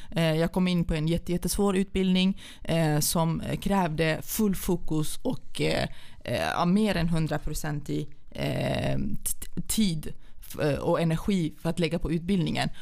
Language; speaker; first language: Swedish; early bilingual, other home language; Central Kurdish